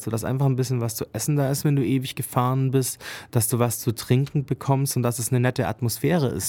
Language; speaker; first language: German; native; German